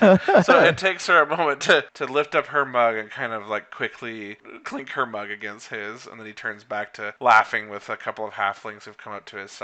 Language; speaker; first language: English; native; English